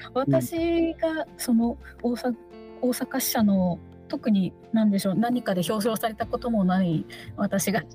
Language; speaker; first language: Japanese; native; Japanese